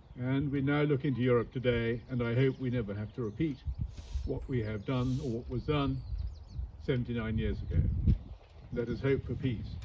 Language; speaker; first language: English; native; English